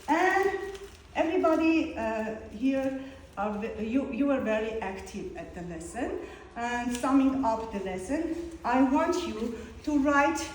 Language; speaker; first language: English; non-native, fluent; Armenian